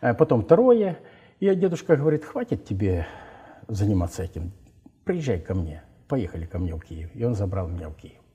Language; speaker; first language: Russian; non-native, local second language; Ukrainian